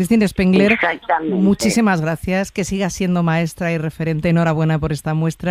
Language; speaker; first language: Spanish; native; Spanish